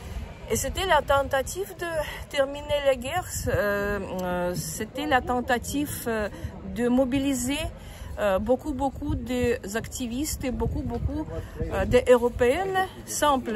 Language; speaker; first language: French; non-native, fluent; Russian